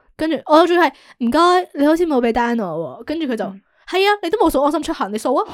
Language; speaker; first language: Cantonese; native; Cantonese